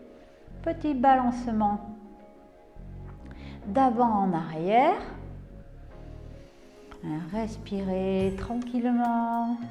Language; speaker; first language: French; native; French